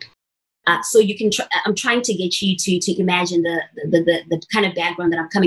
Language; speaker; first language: English; non-native, local second language; Shona